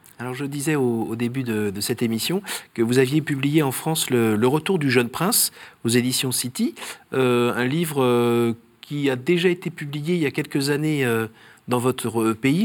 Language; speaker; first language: French; native; French